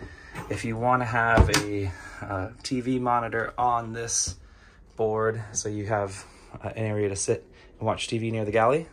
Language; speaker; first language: English; native; English